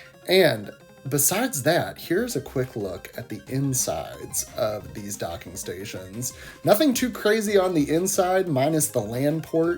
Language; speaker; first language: English; native; English